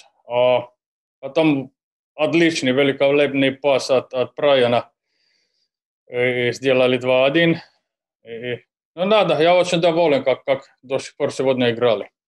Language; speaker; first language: Russian; non-native, fluent; Finnish